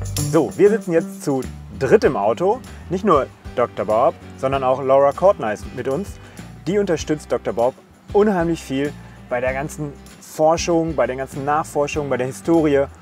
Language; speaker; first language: German; native; German